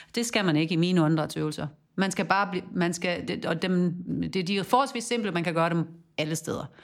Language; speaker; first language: Danish; native; Danish